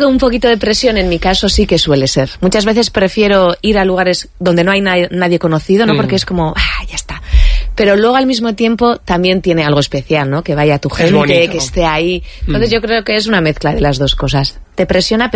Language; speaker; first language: Spanish; native; Spanish